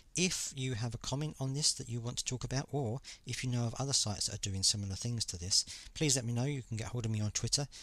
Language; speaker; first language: English; native; English